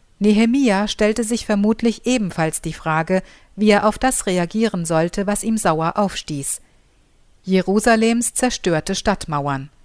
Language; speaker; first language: German; native; German